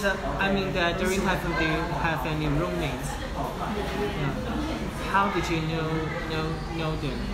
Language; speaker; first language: English; non-native, fluent; Cantonese